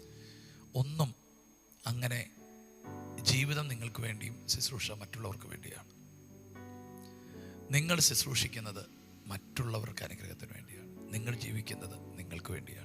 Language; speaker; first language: Malayalam; native; Malayalam